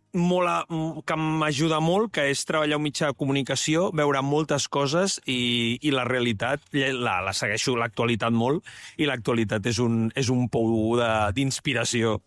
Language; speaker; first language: Catalan; native; Catalan